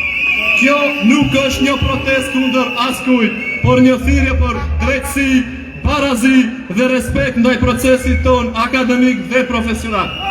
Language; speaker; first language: Albanian; native; Albanian